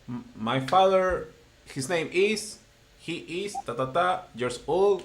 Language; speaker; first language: English; non-native, fluent; Spanish